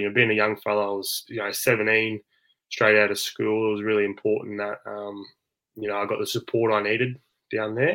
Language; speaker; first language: English; native; English